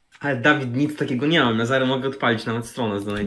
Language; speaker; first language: Polish; native; Polish